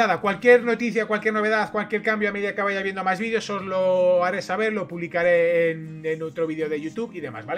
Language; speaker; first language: Spanish; native; Spanish